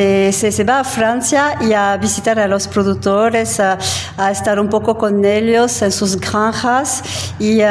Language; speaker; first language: Spanish; non-native, fluent; French